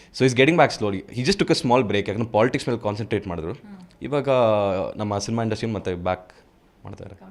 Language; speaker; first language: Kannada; native; Kannada